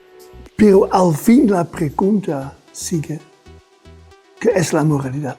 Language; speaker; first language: Spanish; non-native, fluent; Dutch